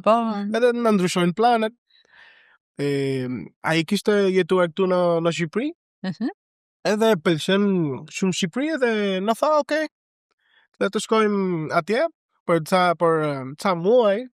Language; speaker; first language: Albanian; non-native, learner; Spanish